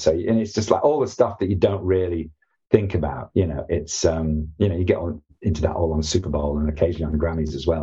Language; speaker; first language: English; native; English